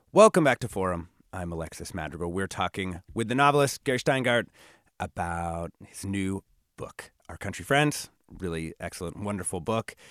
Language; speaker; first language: English; native; English